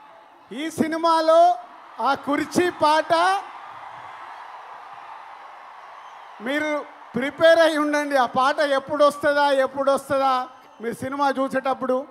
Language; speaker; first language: Telugu; native; Telugu